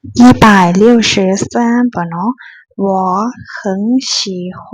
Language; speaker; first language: Chinese; non-native, fluent; Burmese